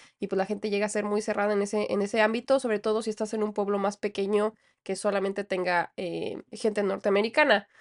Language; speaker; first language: Spanish; native; Spanish